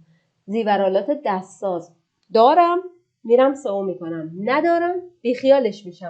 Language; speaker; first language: Persian; native; Persian